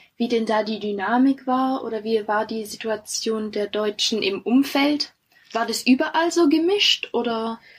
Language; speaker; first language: German; early bilingual, other home language; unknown